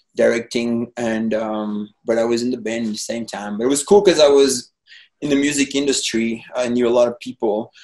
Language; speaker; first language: English; non-native, fluent; French